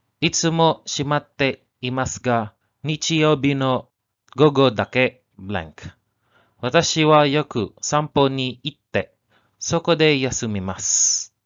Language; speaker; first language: Japanese; non-native, learner; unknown